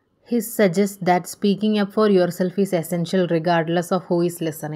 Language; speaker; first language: English; non-native, local second language; Malayalam